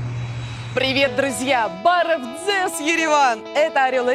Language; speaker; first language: Russian; native; Russian